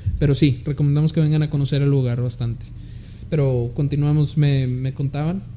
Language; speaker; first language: Spanish; early bilingual, heritage; Spanish